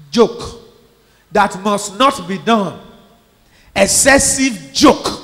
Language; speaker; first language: English; non-native, local second language; Yoruba